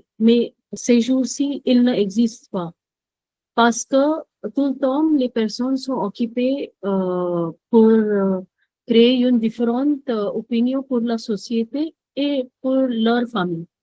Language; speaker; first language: French; non-native, learner; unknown